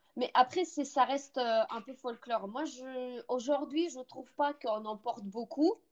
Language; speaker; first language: French; non-native, fluent; Russian